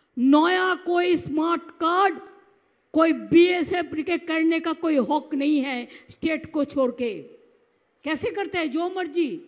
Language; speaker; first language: Hindi; non-native, local second language; Bangla